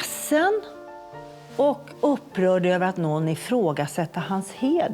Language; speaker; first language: Swedish; native; Swedish